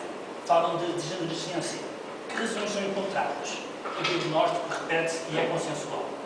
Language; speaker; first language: Portuguese; native; Portuguese